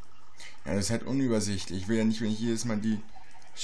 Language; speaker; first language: German; native; German